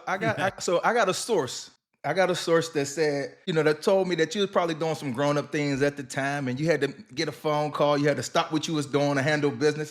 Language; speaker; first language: English; native; English